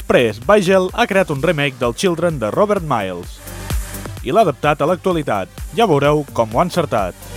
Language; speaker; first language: Catalan; native; Catalan